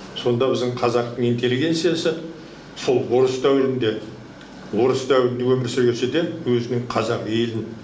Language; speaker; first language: Kazakh; native; Kazakh